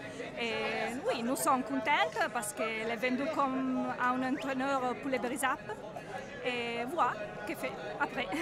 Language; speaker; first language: French; non-native, learner; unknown